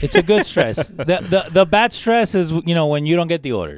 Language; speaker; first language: English; early bilingual, other home language; Spanish